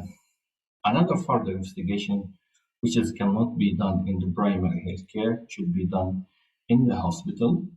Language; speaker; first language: English; non-native, fluent; Arabic